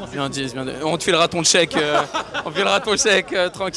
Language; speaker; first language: French; native; French